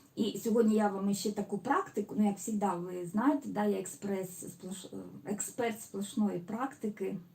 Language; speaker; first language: Ukrainian; non-native, local second language; Russian